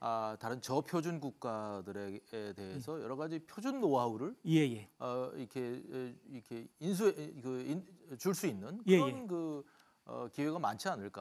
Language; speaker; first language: Korean; native; Korean